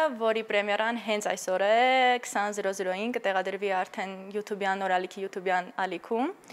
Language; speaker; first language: Armenian; native; Armenian